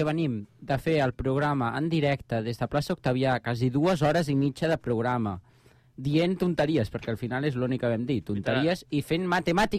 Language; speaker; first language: Catalan; native; Catalan